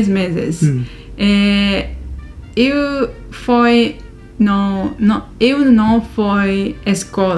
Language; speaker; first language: Portuguese; non-native, learner; Japanese